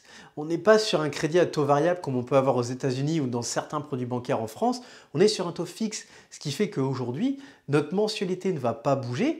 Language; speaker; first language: French; native; French